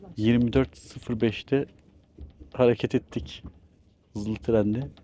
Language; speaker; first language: Turkish; early bilingual, heritage; Turkish